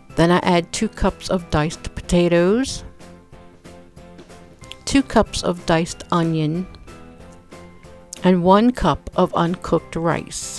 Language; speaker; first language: English; native; English